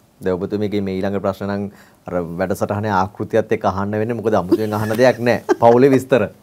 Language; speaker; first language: Sinhala; native; Sinhala